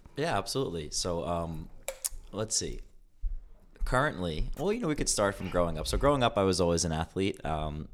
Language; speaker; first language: English; early bilingual, other home language; Greek